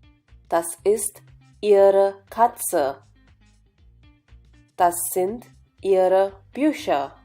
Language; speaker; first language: German; non-native, fluent; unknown